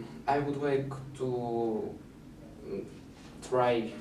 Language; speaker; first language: English; non-native, learner; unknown